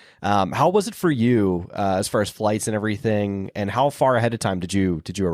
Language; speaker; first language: English; native; English